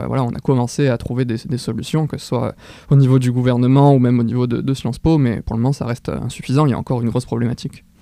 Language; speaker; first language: French; native; French